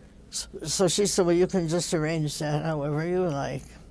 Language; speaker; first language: English; native; English